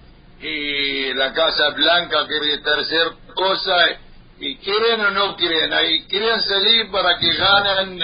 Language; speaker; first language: Spanish; non-native, learner; Arabic